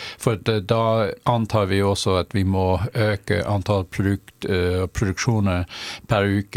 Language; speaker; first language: Norwegian; non-native, fluent; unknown